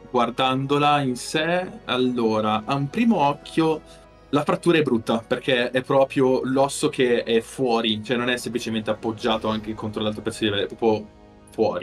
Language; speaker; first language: Italian; native; Italian